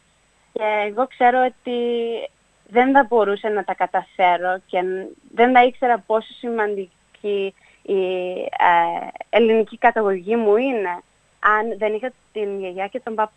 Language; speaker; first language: Greek; early bilingual, heritage; Greek